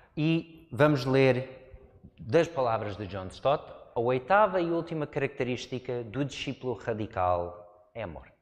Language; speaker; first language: Portuguese; non-native, fluent; English